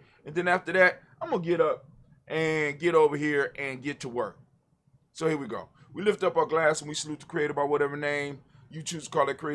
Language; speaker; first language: English; native; English